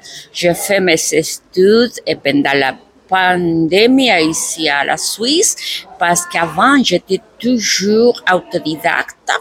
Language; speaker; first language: French; non-native, learner; Spanish